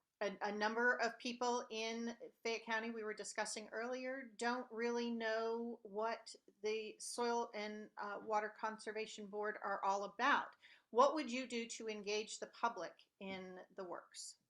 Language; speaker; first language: English; native; English